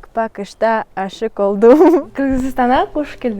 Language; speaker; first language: Turkish; non-native, learner; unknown